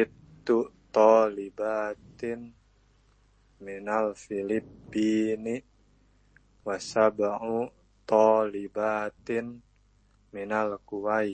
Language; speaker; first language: Arabic; non-native, learner; Indonesian